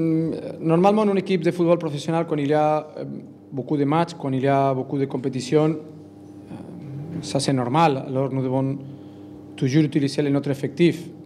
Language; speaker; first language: French; non-native, learner; Spanish